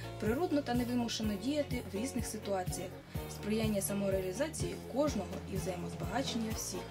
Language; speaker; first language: Ukrainian; native; Ukrainian